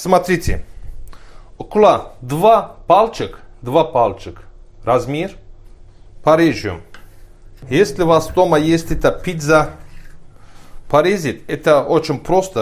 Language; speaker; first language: Russian; non-native, learner; Turkish